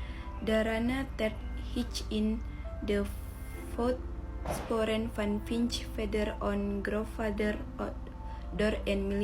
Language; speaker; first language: Dutch; non-native, learner; Indonesian